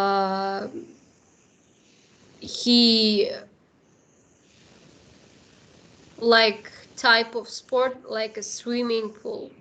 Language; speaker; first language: English; non-native, learner; Kazakh